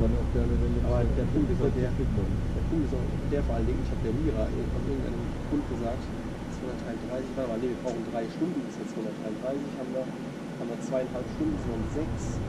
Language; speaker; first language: German; native; German